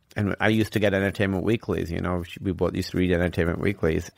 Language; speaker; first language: English; non-native, local second language; Urdu